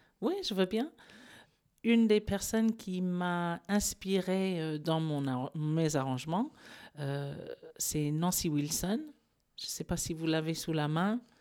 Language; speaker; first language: French; non-native, fluent; English